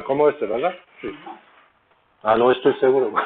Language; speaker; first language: Spanish; non-native, learner; Turkish